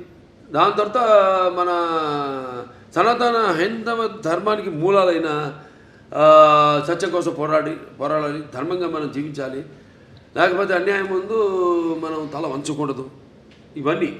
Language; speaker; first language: Telugu; native; Telugu